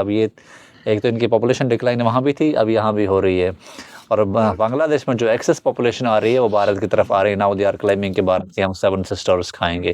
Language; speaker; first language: Hindi; native; Hindi